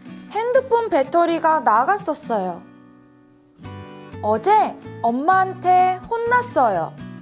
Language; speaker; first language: Korean; native; Korean